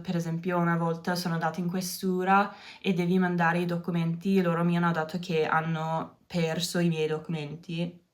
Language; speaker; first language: Italian; non-native, learner; English